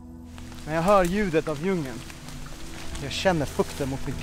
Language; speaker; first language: Swedish; native; Swedish